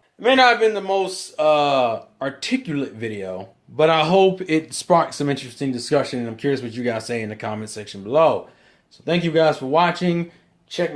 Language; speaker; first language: English; native; English